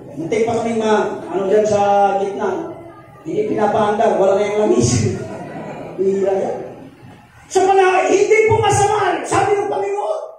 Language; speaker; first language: Filipino; non-native, local second language; Cebuano